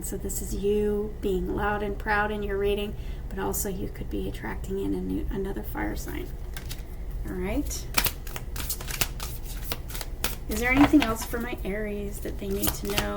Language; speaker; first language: English; native; English